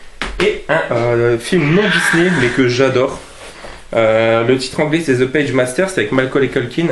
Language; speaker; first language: French; native; French